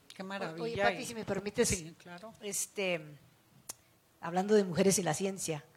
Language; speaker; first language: Spanish; early bilingual, heritage; Spanish